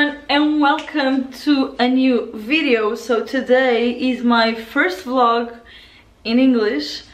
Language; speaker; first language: English; non-native, fluent; Portuguese